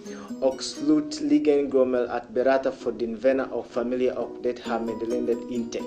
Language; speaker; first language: Swedish; non-native, learner; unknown